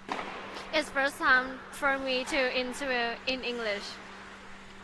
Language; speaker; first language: English; non-native, learner; Thai